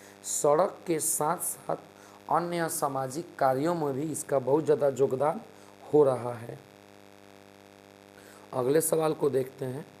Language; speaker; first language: Hindi; native; Hindi